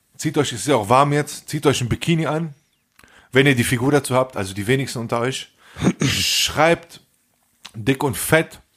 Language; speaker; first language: German; native; German